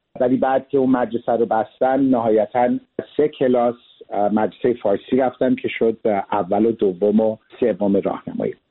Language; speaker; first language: Persian; early bilingual, heritage; Persian